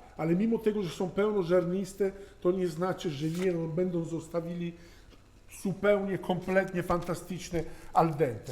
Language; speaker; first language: Polish; non-native, learner; Italian